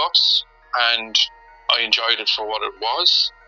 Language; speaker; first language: English; native; English